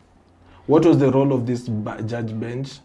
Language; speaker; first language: English; non-native, local second language; Swahili